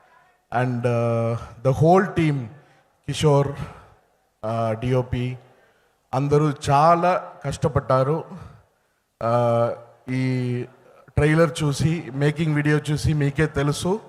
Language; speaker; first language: Telugu; non-native, learner; Tamil